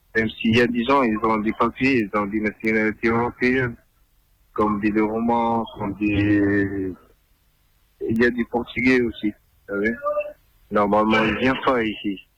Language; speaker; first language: French; non-native, learner; Arabic